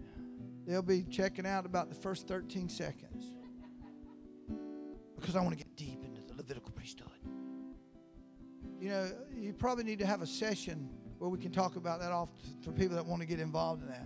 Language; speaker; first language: English; native; English